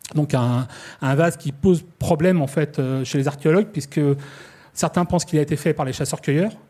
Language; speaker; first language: French; native; French